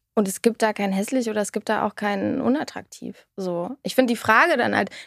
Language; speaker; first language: German; native; German